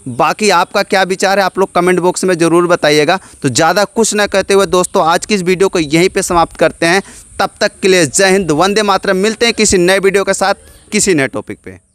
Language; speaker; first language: Hindi; native; Hindi